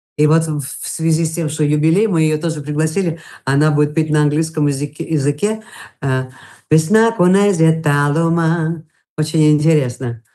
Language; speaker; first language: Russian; non-native, local second language; Latvian